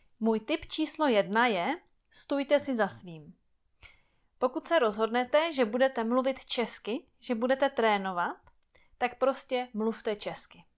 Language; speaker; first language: Czech; native; Czech